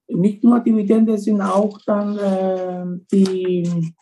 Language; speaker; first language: German; non-native, fluent; Greek